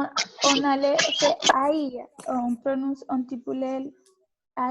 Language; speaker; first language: French; non-native, learner; Spanish